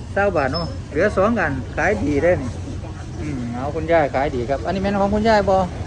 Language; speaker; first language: Thai; native; Thai